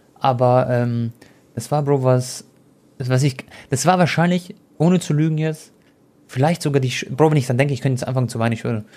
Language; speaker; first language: German; early bilingual, other home language; Croatian